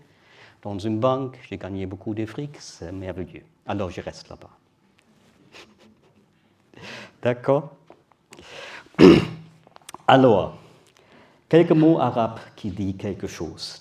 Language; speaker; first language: French; non-native, learner; German